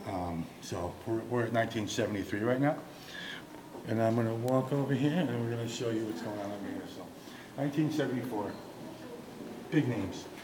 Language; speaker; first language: English; native; English